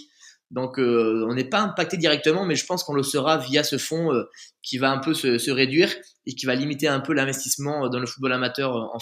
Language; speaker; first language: French; native; French